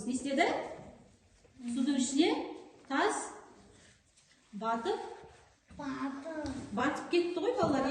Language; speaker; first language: Kazakh; native; Kazakh